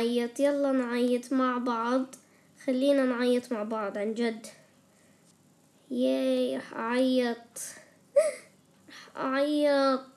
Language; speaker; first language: Arabic; native; Arabic